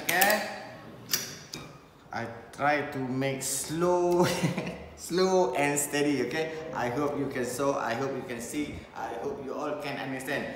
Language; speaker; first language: English; non-native, local second language; Malay